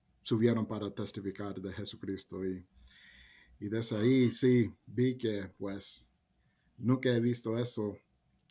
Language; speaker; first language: Spanish; early bilingual, heritage; Spanish